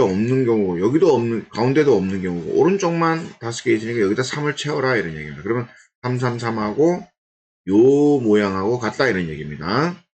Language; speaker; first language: Korean; native; Korean